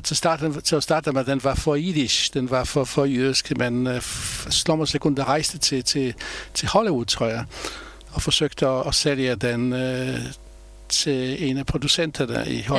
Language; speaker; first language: Danish; non-native, fluent; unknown